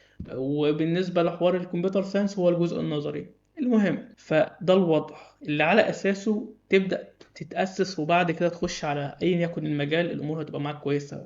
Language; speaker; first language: Arabic; native; Arabic